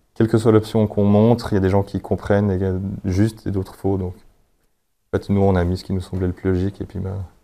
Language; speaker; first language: French; native; French